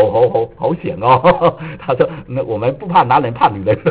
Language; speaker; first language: Chinese; native; Chinese